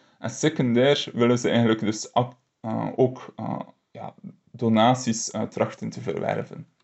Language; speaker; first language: Dutch; native; Dutch